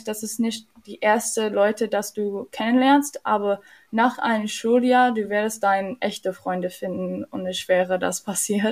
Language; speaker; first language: German; non-native, learner; English